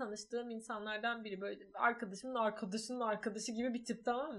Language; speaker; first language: Turkish; native; Turkish